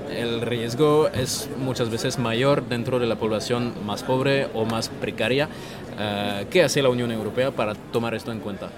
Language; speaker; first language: Spanish; non-native, fluent; French